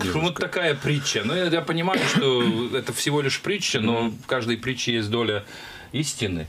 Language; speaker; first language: Russian; non-native, local second language; Azerbaijani